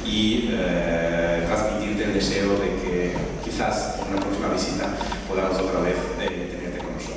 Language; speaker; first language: Spanish; native; Spanish